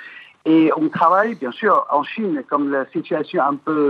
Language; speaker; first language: French; non-native, fluent; Chinese